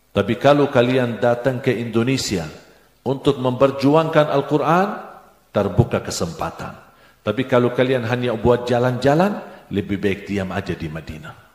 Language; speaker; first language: Indonesian; non-native, fluent; Arabic